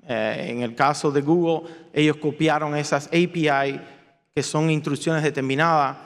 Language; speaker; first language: Spanish; native; Spanish